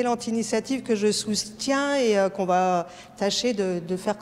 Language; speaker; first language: French; native; French